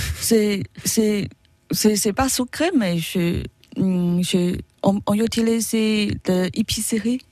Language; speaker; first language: French; non-native, learner; Chinese